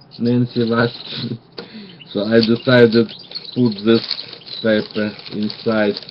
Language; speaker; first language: English; non-native, learner; Russian